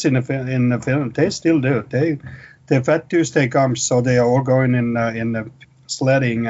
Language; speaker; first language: English; non-native, fluent; Finnish